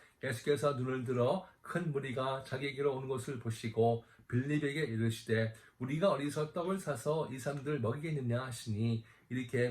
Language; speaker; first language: Korean; native; Korean